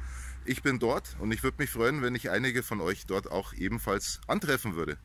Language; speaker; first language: German; native; German